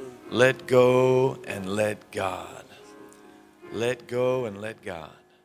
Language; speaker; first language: English; native; English